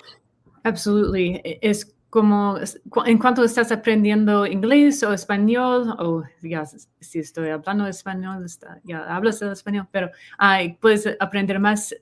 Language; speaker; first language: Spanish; non-native, learner; English